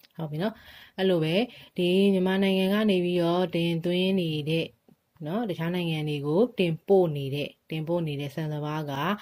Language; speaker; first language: Burmese; native; Burmese